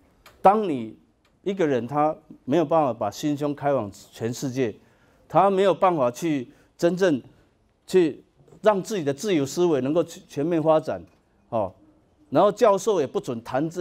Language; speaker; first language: Chinese; native; Chinese